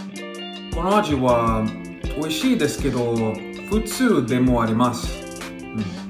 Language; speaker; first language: Japanese; non-native, learner; English